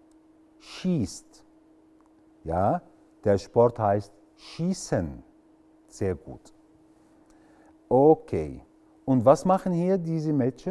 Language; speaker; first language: German; non-native, fluent; Arabic